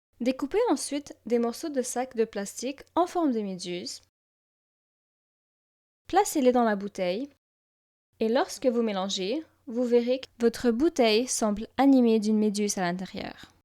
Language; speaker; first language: French; native; French